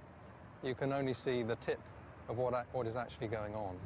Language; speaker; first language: English; native; English